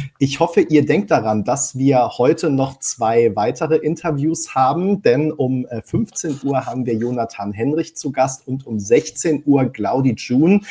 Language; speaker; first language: German; native; German